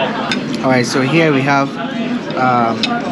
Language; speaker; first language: Chinese; non-native, learner; Akan